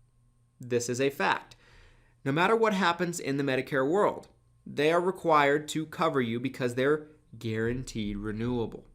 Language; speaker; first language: English; native; English